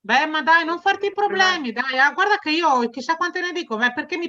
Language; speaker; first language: Italian; native; Italian